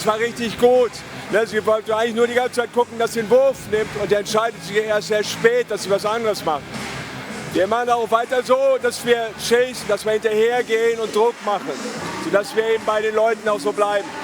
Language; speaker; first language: German; native; German